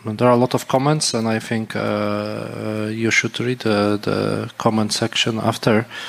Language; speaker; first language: English; non-native, fluent; Polish